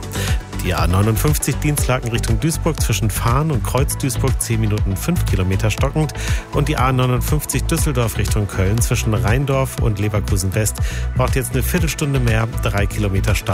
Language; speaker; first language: German; native; German